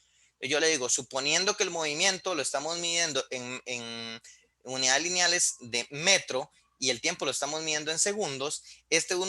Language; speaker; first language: Spanish; native; Spanish